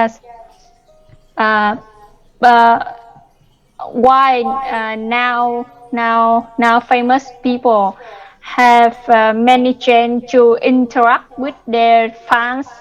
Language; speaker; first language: English; non-native, learner; Vietnamese